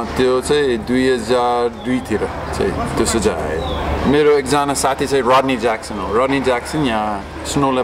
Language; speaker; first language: Nepali; non-native, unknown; English